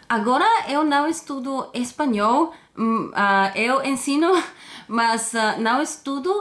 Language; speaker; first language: Portuguese; non-native, fluent; Bulgarian